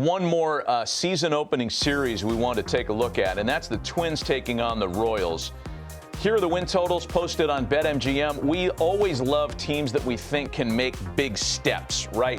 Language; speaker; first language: English; native; English